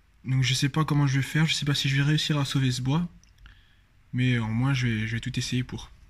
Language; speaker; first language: French; native; French